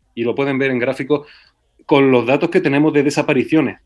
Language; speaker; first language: Spanish; native; Spanish